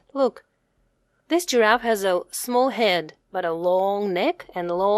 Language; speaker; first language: English; non-native, fluent; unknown